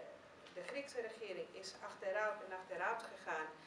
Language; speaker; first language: Dutch; non-native, fluent; Greek